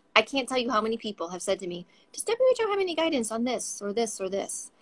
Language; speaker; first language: English; native; English